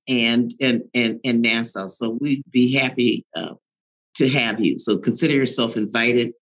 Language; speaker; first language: English; native; English